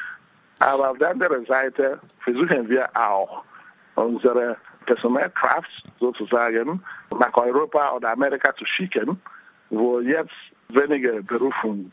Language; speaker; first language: German; non-native, fluent; Igbo